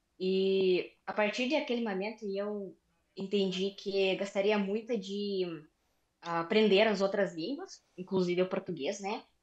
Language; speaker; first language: Portuguese; non-native, fluent; Russian